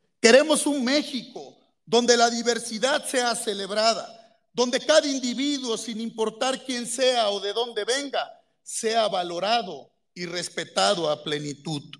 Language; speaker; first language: Spanish; native; Spanish